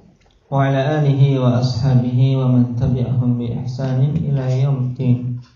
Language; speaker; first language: Arabic; non-native, fluent; Indonesian